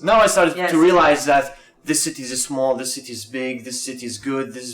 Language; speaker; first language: English; non-native, fluent; Arabic